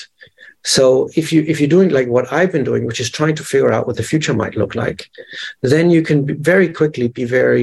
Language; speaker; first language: English; non-native, fluent; Danish